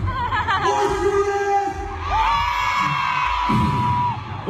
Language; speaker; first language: Japanese; non-native, learner; Korean